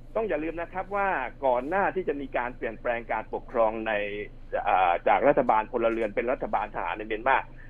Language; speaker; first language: Thai; native; Thai